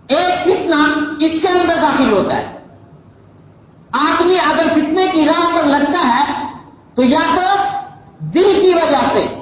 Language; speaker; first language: Urdu; native; Urdu